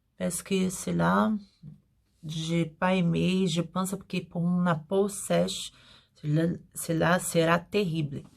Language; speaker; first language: French; non-native, learner; Portuguese